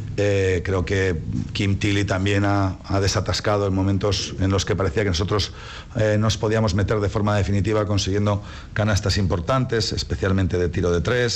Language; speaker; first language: Spanish; native; Spanish